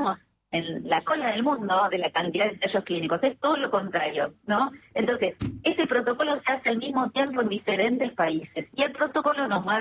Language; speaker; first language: Spanish; native; Spanish